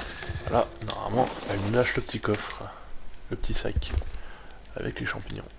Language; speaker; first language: French; native; French